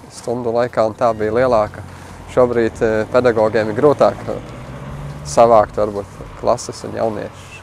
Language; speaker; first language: Latvian; native; Latvian